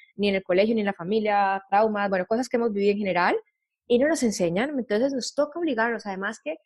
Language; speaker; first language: Spanish; native; Spanish